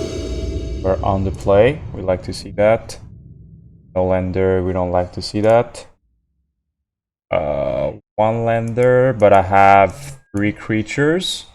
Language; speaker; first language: English; non-native, fluent; French